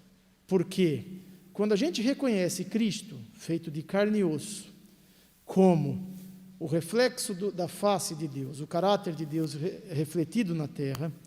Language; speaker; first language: Portuguese; native; Portuguese